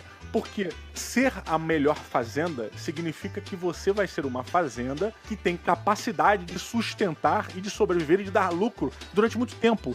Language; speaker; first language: Portuguese; native; Portuguese